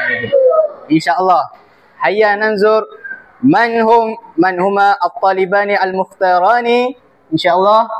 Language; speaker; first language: Arabic; non-native, learner; Malay